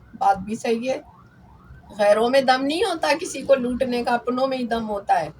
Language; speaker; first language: Urdu; native; Urdu